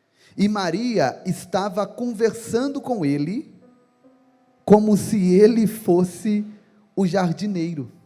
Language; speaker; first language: Portuguese; native; Portuguese